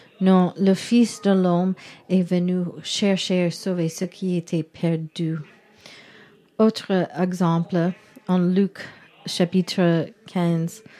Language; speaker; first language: French; non-native, learner; English